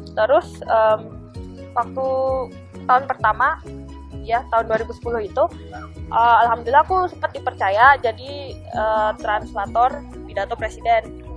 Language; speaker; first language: Indonesian; native; Indonesian